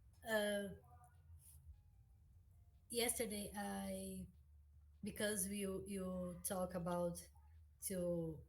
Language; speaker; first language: English; non-native, learner; Portuguese